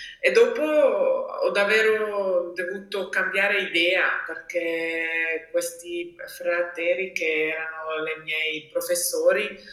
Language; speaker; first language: Italian; non-native, local second language; German